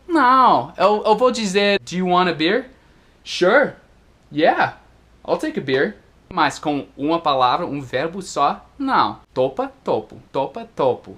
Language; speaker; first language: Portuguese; non-native, fluent; English